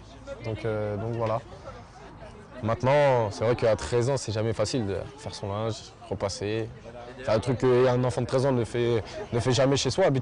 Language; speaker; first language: French; native; French